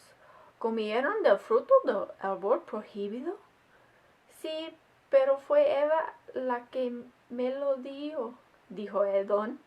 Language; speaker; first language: Spanish; non-native, learner; English